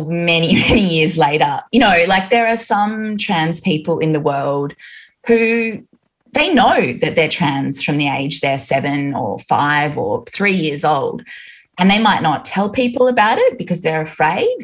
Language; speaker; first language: English; native; English